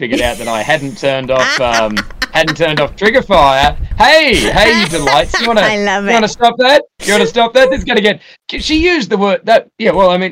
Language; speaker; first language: English; native; English